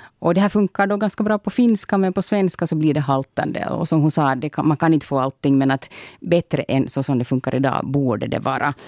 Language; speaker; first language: Swedish; native; Swedish